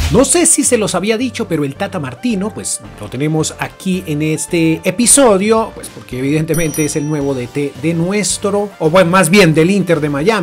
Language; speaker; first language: Spanish; native; Spanish